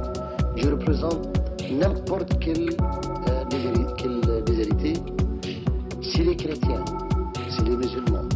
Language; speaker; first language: French; non-native, local second language; Arabic